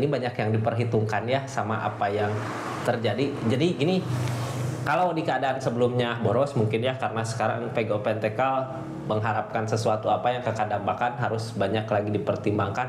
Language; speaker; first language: Indonesian; native; Indonesian